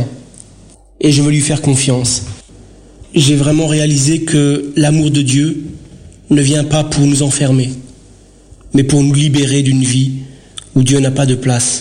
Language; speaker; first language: French; early bilingual, other home language; Portuguese